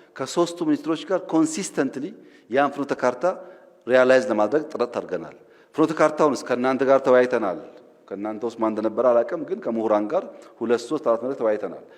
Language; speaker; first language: Amharic; non-native, local second language; Oromo